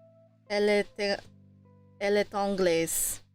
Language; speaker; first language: French; non-native, learner; English